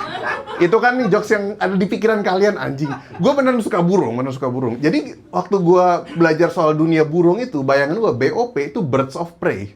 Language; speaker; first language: Indonesian; native; Indonesian